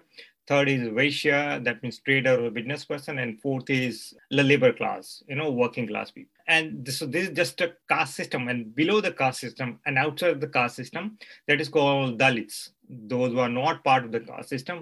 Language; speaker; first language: English; non-native, local second language; Gujarati